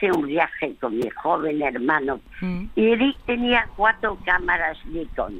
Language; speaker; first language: Spanish; early bilingual, other home language; French